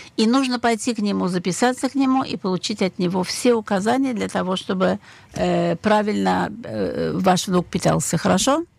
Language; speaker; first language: Russian; native; Russian